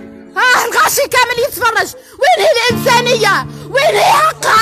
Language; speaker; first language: Arabic; native; Arabic